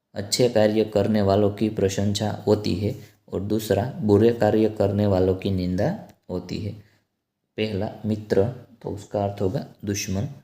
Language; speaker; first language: Hindi; non-native, local second language; Gujarati